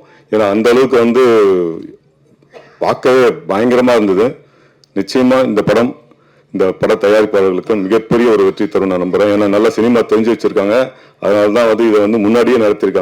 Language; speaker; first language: Tamil; native; Tamil